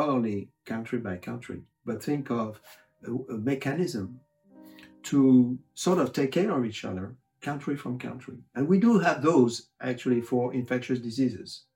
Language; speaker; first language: English; non-native, fluent; French